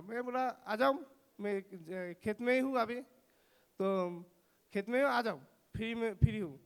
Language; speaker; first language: Hindi; non-native, local second language; Bangla